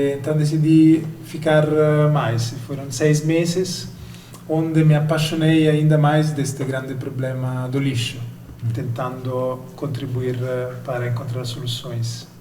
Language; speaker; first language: Portuguese; non-native, fluent; Italian